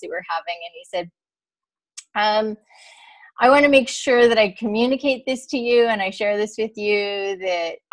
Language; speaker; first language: English; native; English